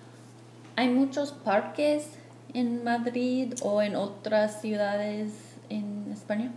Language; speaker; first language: Spanish; non-native, fluent; English